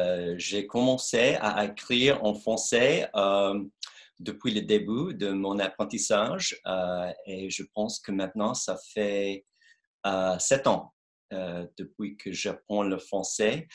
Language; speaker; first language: French; non-native, fluent; English